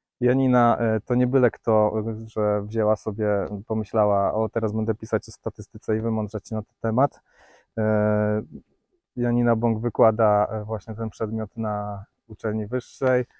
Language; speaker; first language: Polish; native; Polish